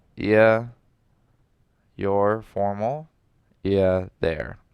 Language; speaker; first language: German; non-native, learner; English